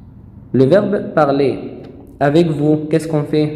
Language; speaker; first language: French; non-native, fluent; Arabic